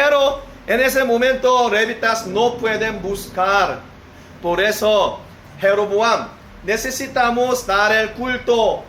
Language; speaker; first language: Spanish; non-native, learner; Korean